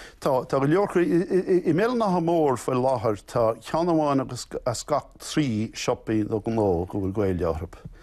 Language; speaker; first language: Irish; non-native, local second language; English